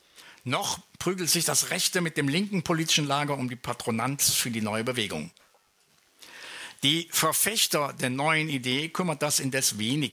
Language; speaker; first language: German; native; German